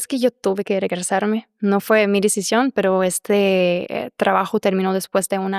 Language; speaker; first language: Spanish; non-native, fluent; German